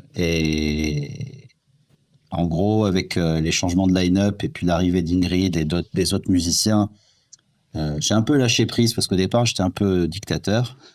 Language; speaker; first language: French; non-native, local second language; Arabic